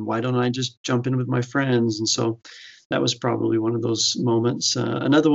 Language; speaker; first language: English; native; English